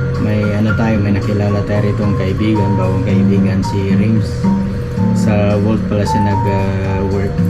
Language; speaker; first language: Filipino; non-native, local second language; Hiligaynon